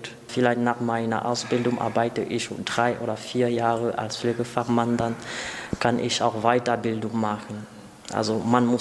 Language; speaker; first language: German; non-native, learner; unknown